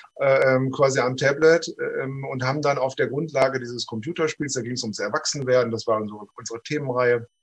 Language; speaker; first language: German; native; German